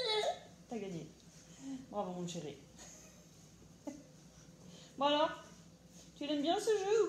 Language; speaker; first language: French; native; French